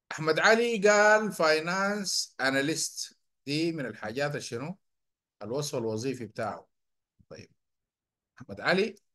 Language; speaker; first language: Arabic; native; Arabic